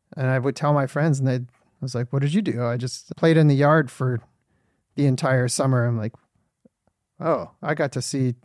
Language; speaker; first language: English; native; English